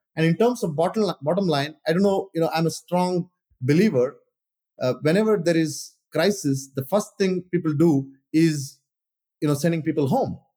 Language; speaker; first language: English; non-native, local second language; Kannada